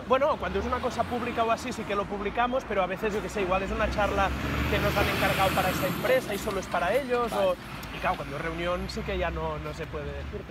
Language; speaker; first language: Spanish; native; Spanish